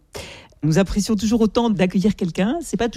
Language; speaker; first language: French; native; French